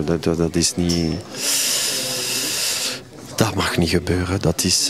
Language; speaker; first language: Dutch; non-native, local second language; French